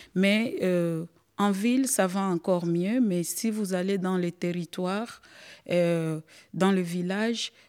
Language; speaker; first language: French; non-native, local second language; Swahili